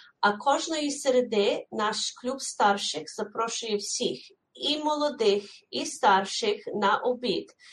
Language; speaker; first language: Ukrainian; early bilingual, heritage; Ukrainian